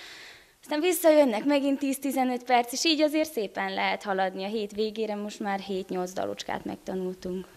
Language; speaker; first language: Hungarian; native; Hungarian